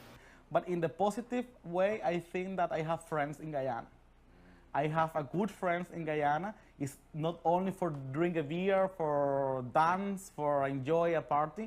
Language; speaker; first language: English; non-native, learner; Spanish